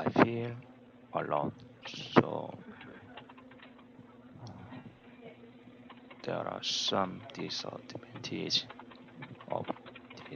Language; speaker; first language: English; non-native, learner; Korean